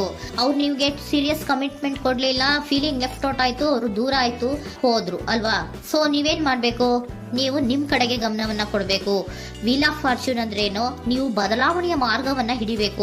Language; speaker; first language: Kannada; native; Kannada